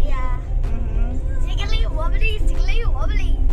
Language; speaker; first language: English; non-native, learner; Indonesian